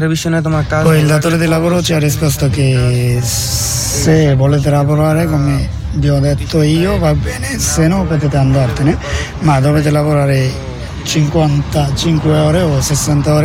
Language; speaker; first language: Italian; non-native, learner; Bangla